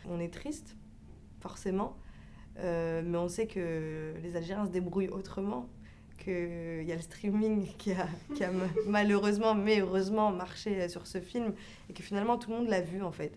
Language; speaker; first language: French; early bilingual, other home language; Arabic